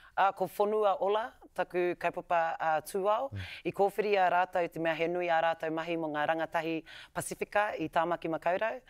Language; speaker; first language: Māori; non-native, local second language; English